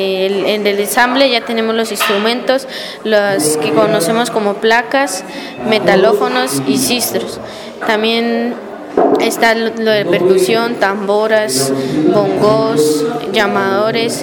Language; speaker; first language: Spanish; native; Spanish